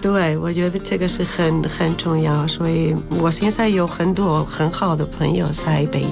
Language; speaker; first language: Chinese; non-native, learner; Spanish